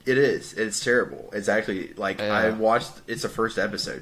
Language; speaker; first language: English; native; English